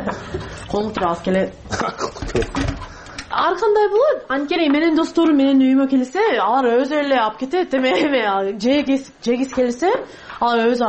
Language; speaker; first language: Kyrgyz; non-native, learner; English